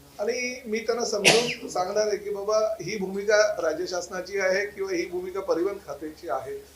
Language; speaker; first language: Marathi; native; Marathi